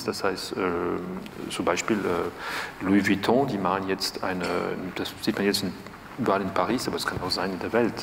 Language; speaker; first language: German; non-native, fluent; French